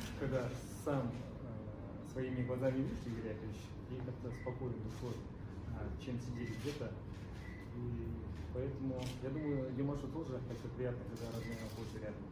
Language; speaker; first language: Russian; non-native, local second language; Kazakh